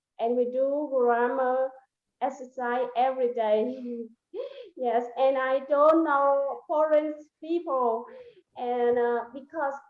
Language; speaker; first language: English; non-native, learner; Vietnamese